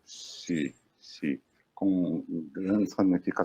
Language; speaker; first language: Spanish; non-native, fluent; Portuguese